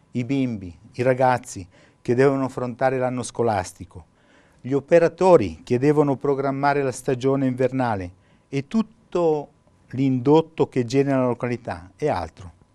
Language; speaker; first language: Italian; native; Italian